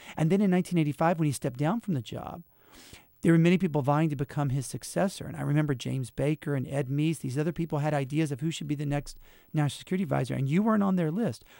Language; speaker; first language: English; native; English